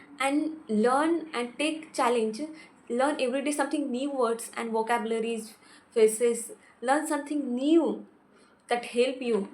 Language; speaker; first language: English; non-native, local second language; Hindi